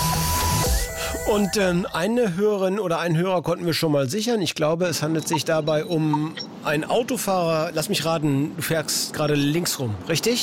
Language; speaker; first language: German; native; German